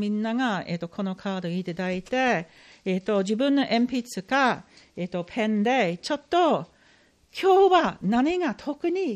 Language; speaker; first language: Japanese; non-native, fluent; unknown